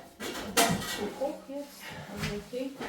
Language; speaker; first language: German; non-native, learner; Russian